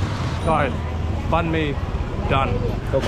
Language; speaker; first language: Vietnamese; early bilingual, heritage; English